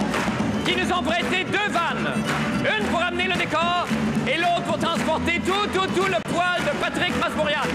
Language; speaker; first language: French; native; French